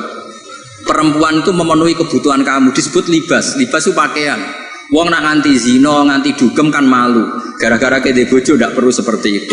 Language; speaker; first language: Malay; non-native, local second language; Javanese